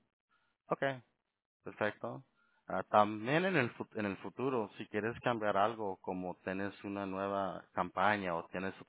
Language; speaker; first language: Spanish; early bilingual, heritage; Spanish